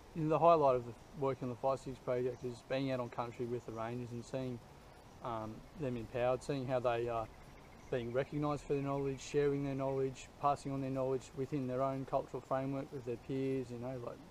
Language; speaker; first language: English; native; English